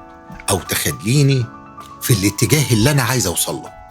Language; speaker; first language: Arabic; native; Arabic